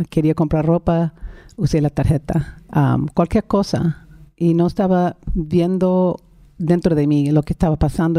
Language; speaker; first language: Spanish; non-native, fluent; English